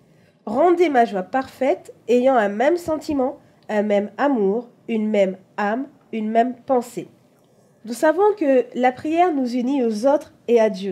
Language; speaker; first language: French; native; French